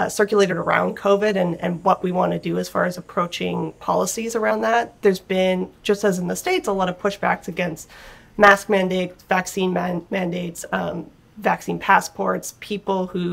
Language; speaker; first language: English; native; English